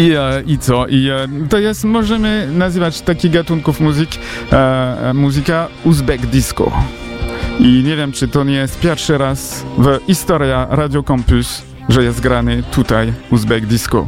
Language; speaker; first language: Polish; non-native, learner; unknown